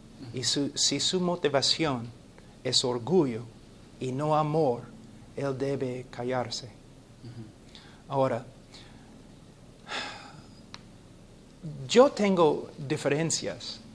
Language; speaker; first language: Spanish; non-native, fluent; English